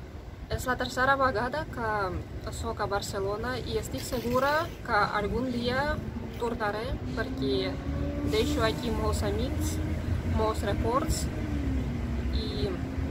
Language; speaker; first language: Catalan; non-native, fluent; Russian